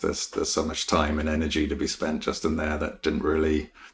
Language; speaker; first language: English; native; English